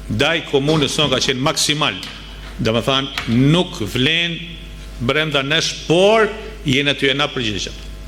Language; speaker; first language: Albanian; native; Albanian